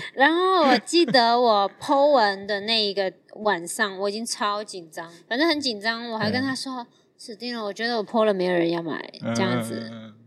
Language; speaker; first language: Chinese; non-native, fluent; Cantonese